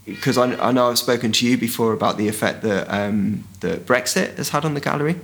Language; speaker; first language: English; native; English